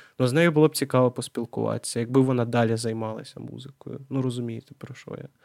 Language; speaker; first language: Ukrainian; non-native, local second language; Russian